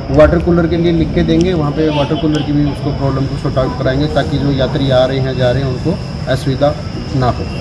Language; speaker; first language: Hindi; native; Hindi